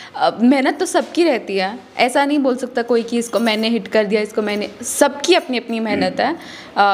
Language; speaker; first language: Hindi; native; Hindi